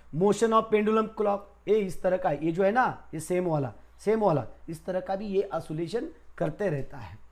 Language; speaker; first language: Hindi; non-native, local second language; Marathi